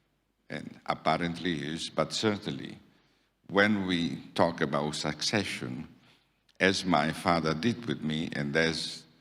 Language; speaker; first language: English; non-native, fluent; Italian